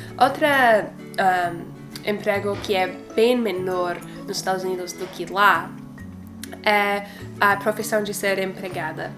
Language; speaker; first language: Portuguese; non-native, fluent; English